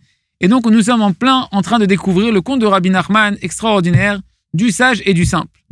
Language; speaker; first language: French; native; French